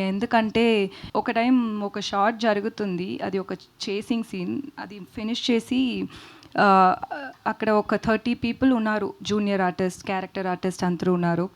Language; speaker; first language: Telugu; non-native, learner; Tamil